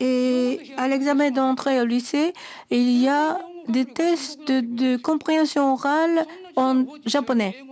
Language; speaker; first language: French; non-native, fluent; Japanese